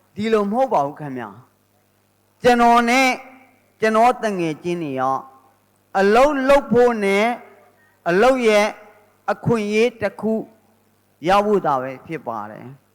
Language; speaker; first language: Burmese; native; Burmese